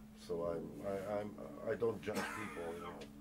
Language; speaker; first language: English; non-native, learner; Polish